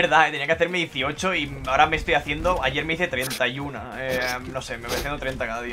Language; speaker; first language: Spanish; native; Spanish